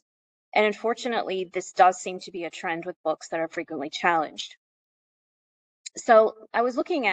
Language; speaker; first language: English; native; English